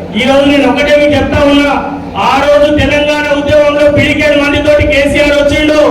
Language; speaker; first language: Telugu; native; Telugu